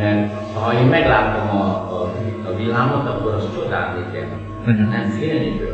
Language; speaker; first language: Hungarian; non-native, fluent; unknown